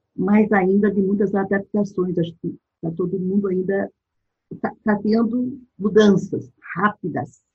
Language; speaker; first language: Portuguese; native; Portuguese